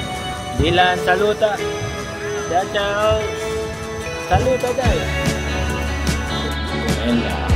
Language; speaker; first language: Italian; non-native, fluent; Filipino